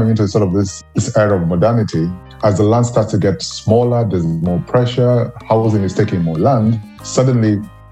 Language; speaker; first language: English; non-native, local second language; Luo (Kenya and Tanzania)